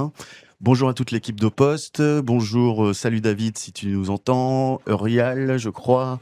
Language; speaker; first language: French; native; French